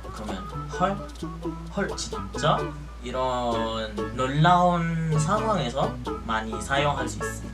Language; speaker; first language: Korean; non-native, fluent; Filipino